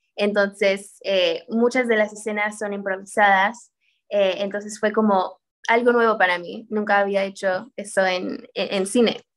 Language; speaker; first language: Spanish; early bilingual, heritage; Spanish